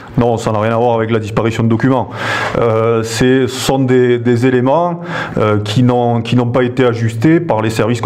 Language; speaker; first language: French; native; French